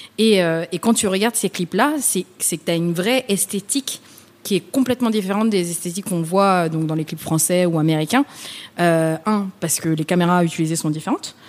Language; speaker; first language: French; early bilingual, other home language; Vietnamese